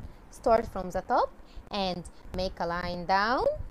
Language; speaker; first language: English; non-native, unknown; Arabic